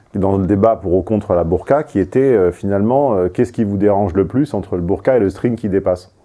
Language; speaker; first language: French; native; French